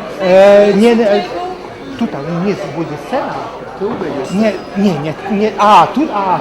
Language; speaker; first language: Polish; non-native, learner; Latvian